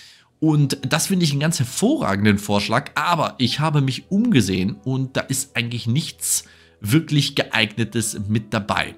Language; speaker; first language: German; native; German